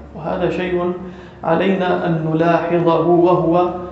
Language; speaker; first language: Arabic; non-native, fluent; Urdu